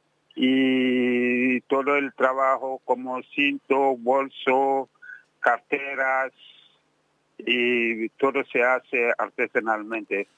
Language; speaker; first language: Spanish; non-native, fluent; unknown